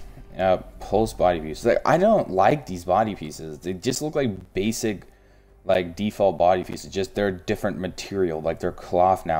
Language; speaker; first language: English; native; English